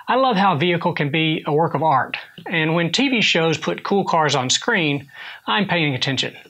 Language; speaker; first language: English; native; English